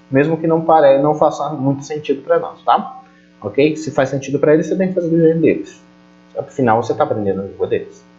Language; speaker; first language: Portuguese; native; Portuguese